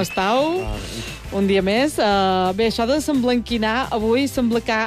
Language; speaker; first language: Catalan; native; Catalan